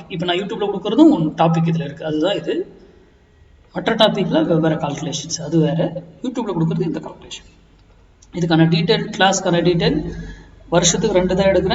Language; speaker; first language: Tamil; native; Tamil